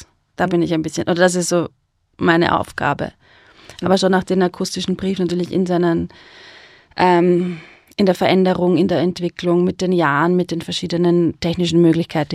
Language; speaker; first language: German; native; German